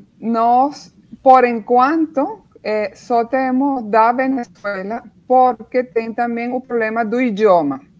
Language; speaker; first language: Portuguese; non-native, fluent; Spanish